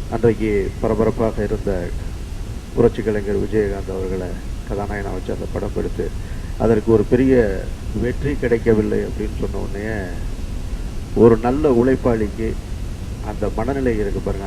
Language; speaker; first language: Tamil; native; Tamil